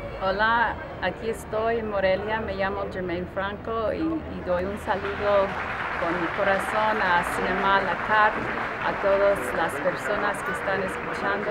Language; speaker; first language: Spanish; early bilingual, heritage; Spanish